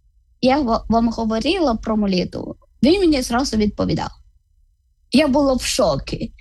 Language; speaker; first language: Ukrainian; non-native, learner; Malayalam